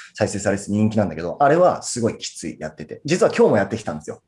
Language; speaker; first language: Japanese; native; Japanese